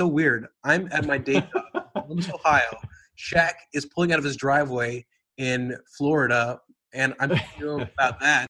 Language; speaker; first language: English; native; English